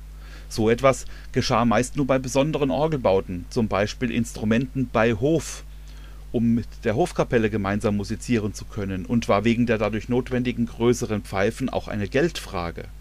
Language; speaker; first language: German; native; German